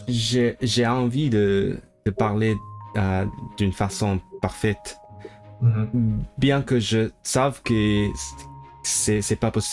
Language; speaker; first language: French; non-native, learner; Cantonese